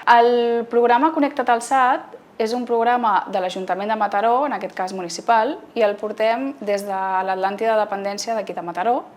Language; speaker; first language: Catalan; native; Catalan